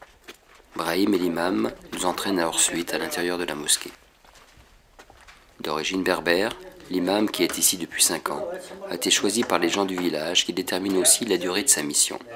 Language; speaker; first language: French; native; French